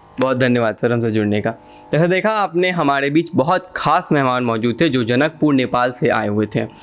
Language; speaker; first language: Hindi; native; Hindi